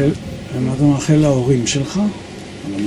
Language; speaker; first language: Hebrew; native; Hebrew